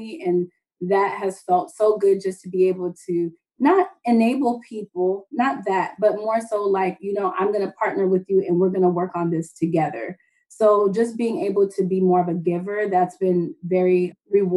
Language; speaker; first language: English; native; English